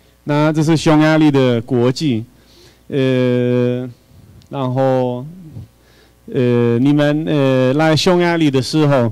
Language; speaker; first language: Chinese; non-native, fluent; Hungarian